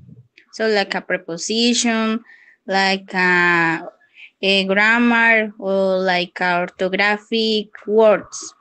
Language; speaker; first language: English; non-native, learner; Spanish